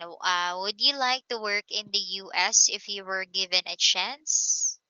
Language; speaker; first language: English; non-native, local second language; Filipino